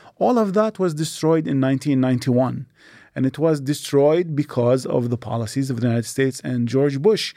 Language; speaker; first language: English; non-native, fluent; Arabic